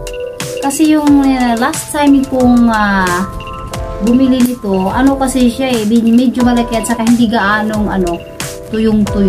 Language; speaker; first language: Filipino; non-native, local second language; Cebuano